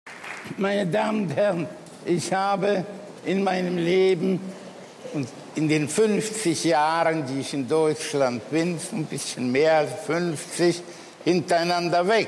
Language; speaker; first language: German; early bilingual, other home language; Polish